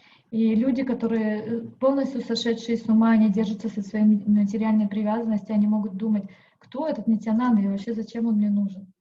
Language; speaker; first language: Russian; native; Russian